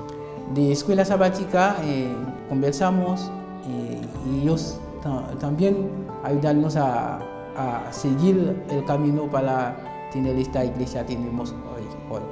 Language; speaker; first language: Spanish; non-native, learner; Haitian Creole